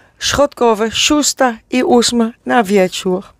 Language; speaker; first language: Polish; non-native, learner; Dutch